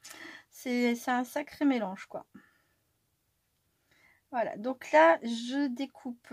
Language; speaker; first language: French; native; French